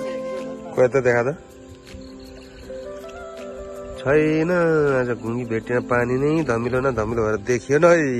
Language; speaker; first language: Nepali; native; Nepali